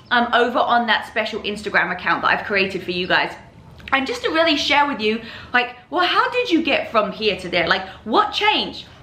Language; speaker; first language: English; native; English